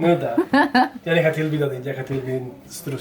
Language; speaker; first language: Russian; non-native, learner; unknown